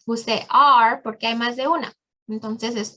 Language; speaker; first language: Spanish; early bilingual, heritage; Spanish